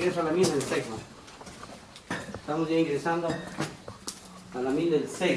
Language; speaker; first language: Spanish; native; Spanish